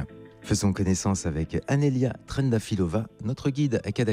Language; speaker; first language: French; native; French